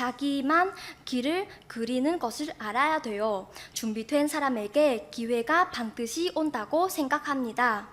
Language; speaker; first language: Korean; non-native, fluent; Vietnamese